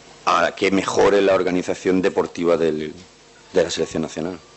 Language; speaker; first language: Spanish; native; Spanish